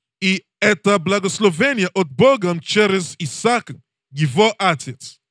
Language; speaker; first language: Russian; non-native, learner; English